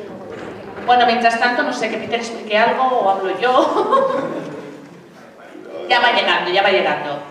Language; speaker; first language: Spanish; native; Spanish